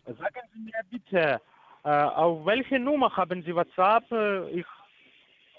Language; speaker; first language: German; non-native, learner; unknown